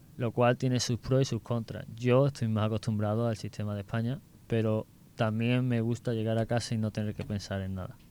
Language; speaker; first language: Spanish; native; Spanish